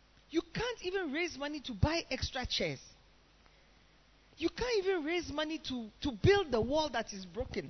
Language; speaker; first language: English; non-native, local second language; Akan